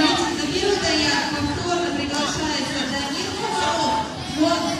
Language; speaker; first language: Russian; native; Russian